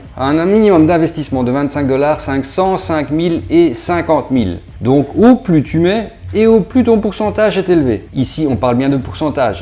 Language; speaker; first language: French; native; French